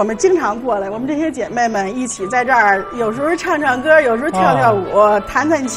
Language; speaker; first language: Chinese; native; Chinese